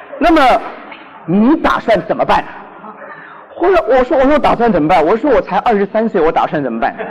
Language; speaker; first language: Chinese; non-native, local second language; Cantonese